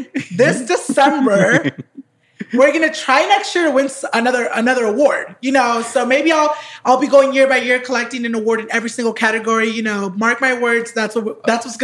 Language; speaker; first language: English; early bilingual, other home language; Spanish